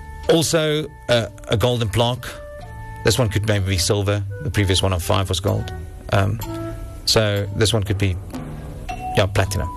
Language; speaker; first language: English; non-native, local second language; Afrikaans